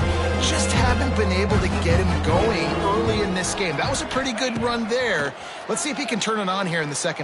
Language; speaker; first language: English; native; English